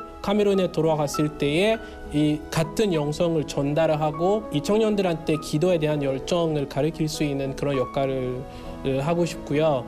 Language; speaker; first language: Korean; non-native, fluent; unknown